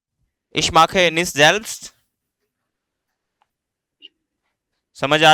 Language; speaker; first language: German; non-native, fluent; Hindi